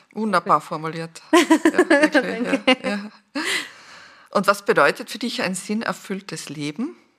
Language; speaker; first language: German; native; German